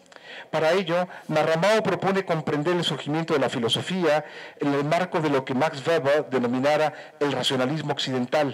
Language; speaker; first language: Spanish; native; Spanish